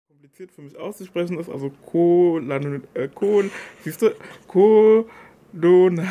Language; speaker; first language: German; non-native, fluent; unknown